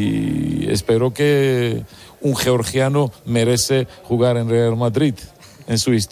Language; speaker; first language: Spanish; non-native, learner; Georgian